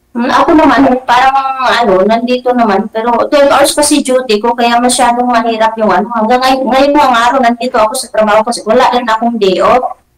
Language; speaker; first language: Filipino; non-native, local second language; Cebuano